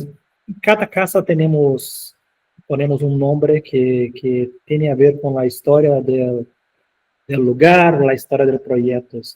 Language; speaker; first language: Spanish; non-native, fluent; Portuguese